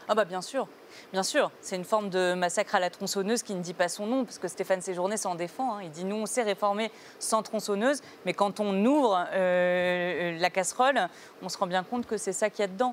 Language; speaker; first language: French; native; French